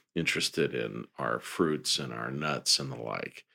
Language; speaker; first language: English; native; English